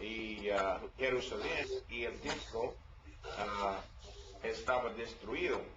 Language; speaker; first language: Spanish; non-native, learner; English